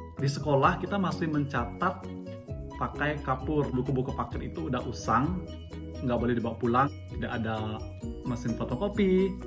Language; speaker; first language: Indonesian; non-native, local second language; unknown